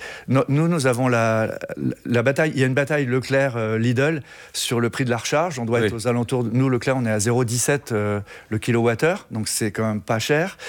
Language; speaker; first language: French; native; French